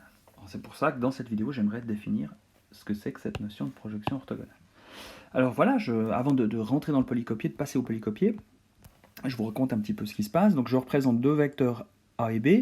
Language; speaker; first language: French; native; French